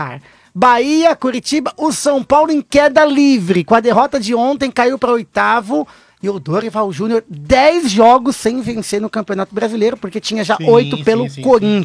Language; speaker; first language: Portuguese; native; Portuguese